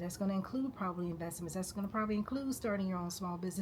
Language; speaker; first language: English; native; English